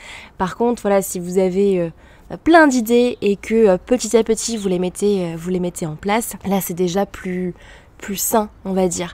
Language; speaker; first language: French; native; French